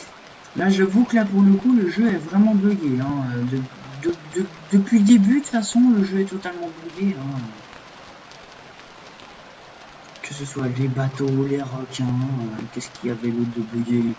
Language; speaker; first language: French; native; French